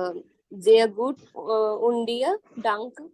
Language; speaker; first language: German; non-native, learner; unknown